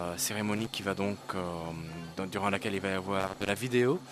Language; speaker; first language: French; non-native, local second language; Arabic